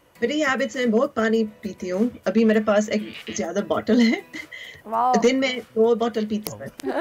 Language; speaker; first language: Hindi; early bilingual, heritage; Urdu